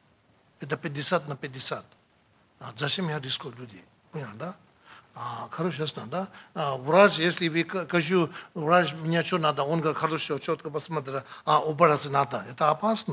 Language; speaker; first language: Russian; non-native, learner; Tibetan